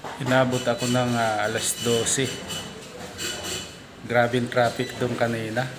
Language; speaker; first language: Filipino; native; Filipino